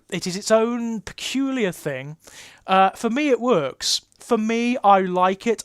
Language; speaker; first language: English; native; English